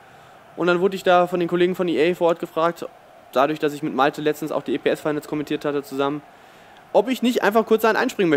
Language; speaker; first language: German; native; German